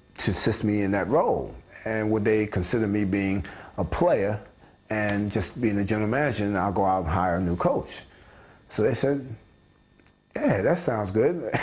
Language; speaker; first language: English; native; English